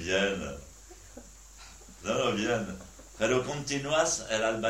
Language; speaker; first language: Spanish; non-native, learner; French